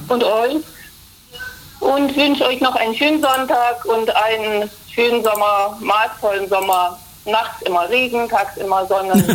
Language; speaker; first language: German; native; German